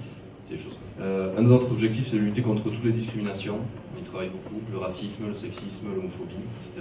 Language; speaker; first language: French; native; French